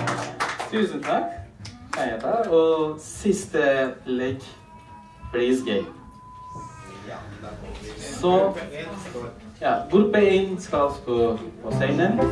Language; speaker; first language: Norwegian; non-native, fluent; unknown